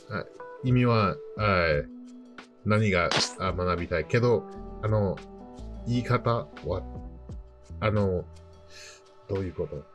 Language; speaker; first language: Japanese; non-native, learner; English